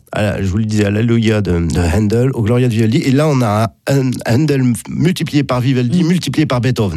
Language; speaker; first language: French; native; French